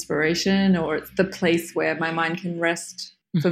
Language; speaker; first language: English; native; English